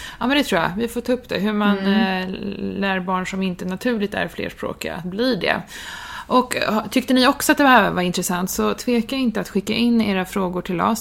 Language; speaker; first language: Swedish; native; Swedish